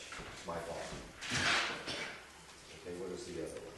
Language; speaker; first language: English; native; English